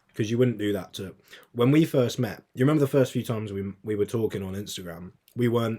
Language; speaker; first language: English; native; English